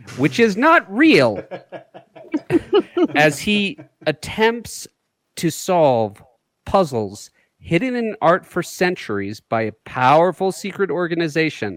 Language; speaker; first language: English; native; English